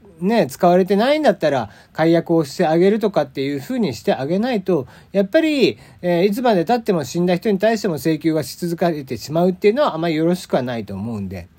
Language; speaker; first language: Japanese; native; Japanese